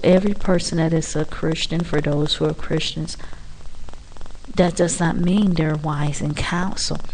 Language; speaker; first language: English; native; English